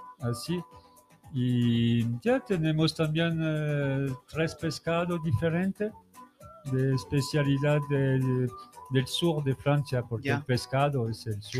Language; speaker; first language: Spanish; non-native, learner; French